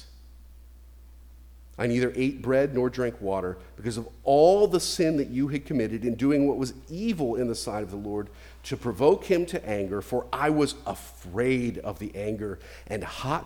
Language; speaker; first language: English; native; English